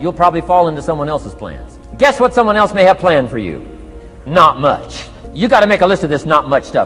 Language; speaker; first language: English; native; English